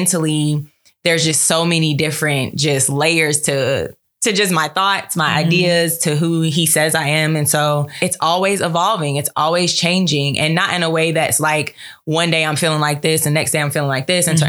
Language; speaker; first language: English; native; English